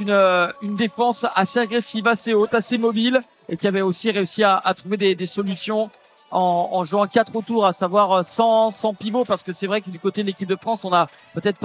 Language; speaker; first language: French; native; French